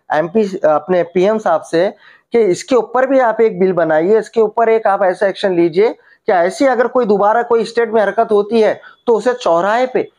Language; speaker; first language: Hindi; native; Hindi